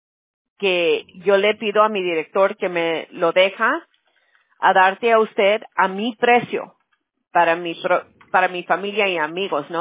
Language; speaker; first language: Spanish; early bilingual, heritage; Spanish